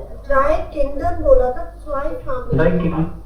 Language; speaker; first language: German; non-native, learner; Hindi